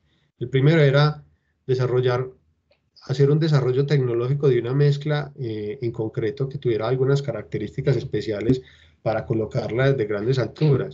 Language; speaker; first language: Spanish; native; Spanish